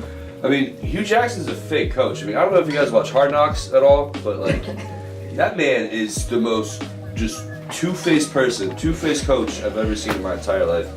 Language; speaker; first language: English; native; English